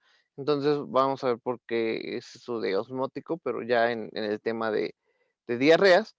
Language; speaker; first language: Spanish; native; Spanish